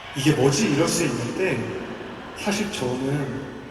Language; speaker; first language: Korean; native; Korean